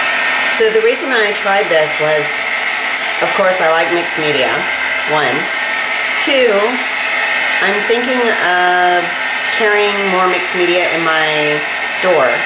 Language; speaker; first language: English; native; English